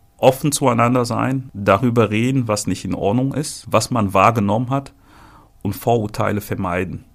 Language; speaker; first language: German; non-native, fluent; French